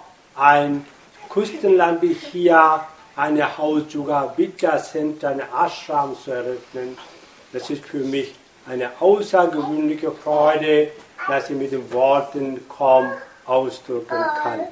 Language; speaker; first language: German; non-native, fluent; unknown